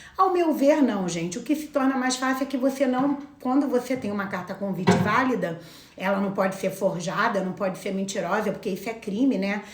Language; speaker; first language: Portuguese; native; Portuguese